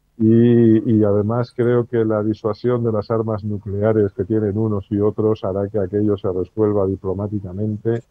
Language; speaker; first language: Spanish; native; Spanish